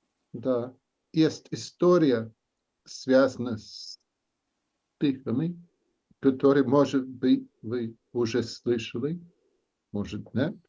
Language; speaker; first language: Russian; non-native, learner; English